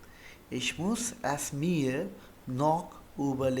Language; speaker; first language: German; non-native, fluent; Urdu